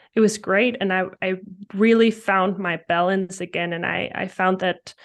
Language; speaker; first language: English; non-native, fluent; Danish